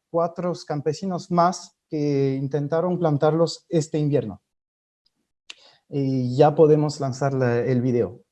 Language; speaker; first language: Spanish; non-native, fluent; French